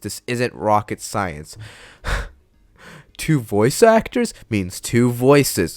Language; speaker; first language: English; native; English